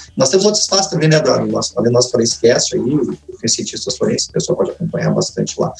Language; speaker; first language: Portuguese; native; Portuguese